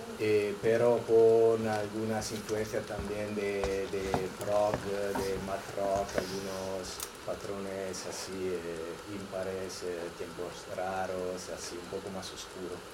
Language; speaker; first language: Spanish; non-native, fluent; Italian